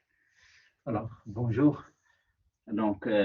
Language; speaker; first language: French; non-native, local second language; Arabic